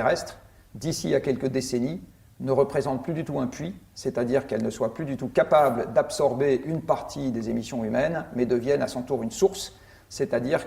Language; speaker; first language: French; native; French